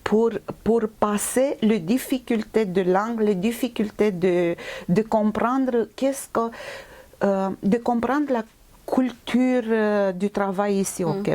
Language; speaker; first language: French; non-native, fluent; Romanian